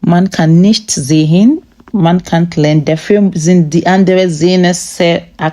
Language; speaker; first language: German; non-native, fluent; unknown